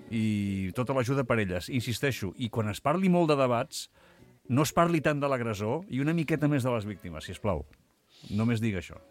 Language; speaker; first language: Catalan; native; Catalan